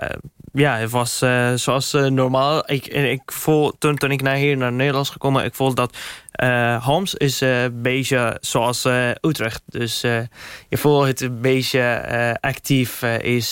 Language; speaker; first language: Dutch; non-native, learner; Arabic